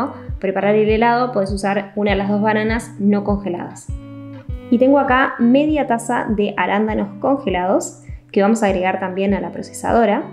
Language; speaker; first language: Spanish; native; Spanish